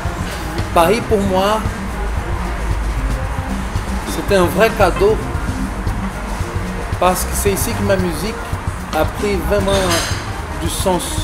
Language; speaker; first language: French; non-native, fluent; Portuguese